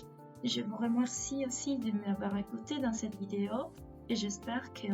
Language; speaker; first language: French; non-native, fluent; Spanish